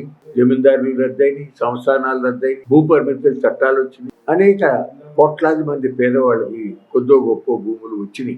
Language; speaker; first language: Telugu; native; Telugu